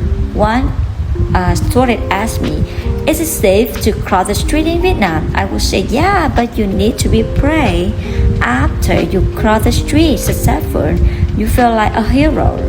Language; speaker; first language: English; non-native, learner; Vietnamese